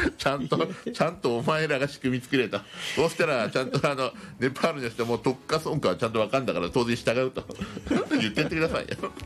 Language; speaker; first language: Japanese; native; Japanese